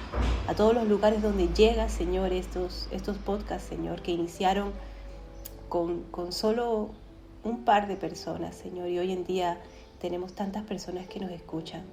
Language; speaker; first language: Spanish; native; Spanish